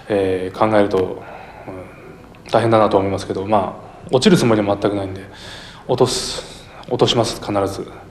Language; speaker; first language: Japanese; native; Japanese